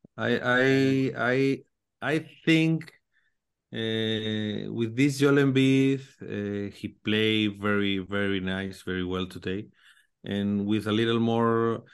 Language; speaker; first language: English; non-native, learner; Spanish